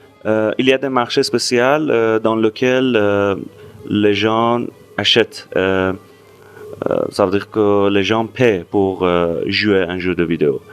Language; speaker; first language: French; non-native, fluent; Persian